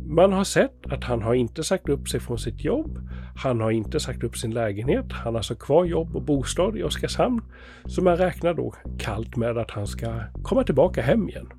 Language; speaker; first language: Swedish; native; Swedish